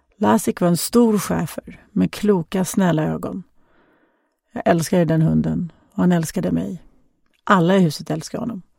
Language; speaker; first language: Swedish; non-native, fluent; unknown